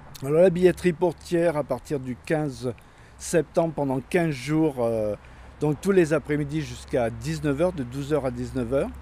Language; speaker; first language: French; native; French